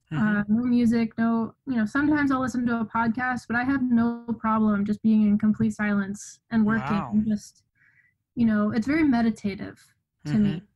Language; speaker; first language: English; native; English